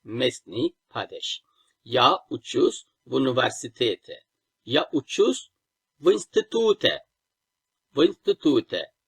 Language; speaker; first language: Russian; non-native, fluent; Turkish